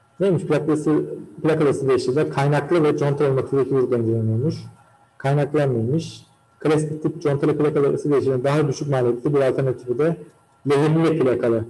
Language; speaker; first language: Turkish; native; Turkish